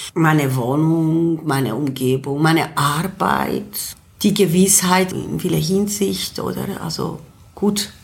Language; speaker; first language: German; non-native, fluent; Greek